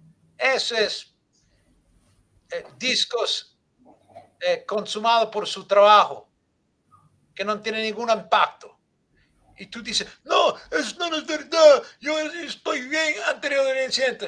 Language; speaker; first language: Spanish; non-native, learner; English